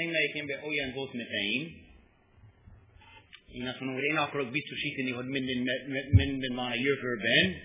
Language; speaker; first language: Hungarian; non-native, learner; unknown